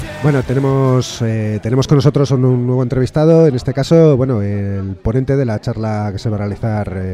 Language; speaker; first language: Spanish; native; Spanish